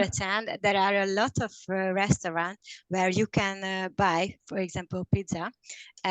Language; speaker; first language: English; non-native, learner; Hungarian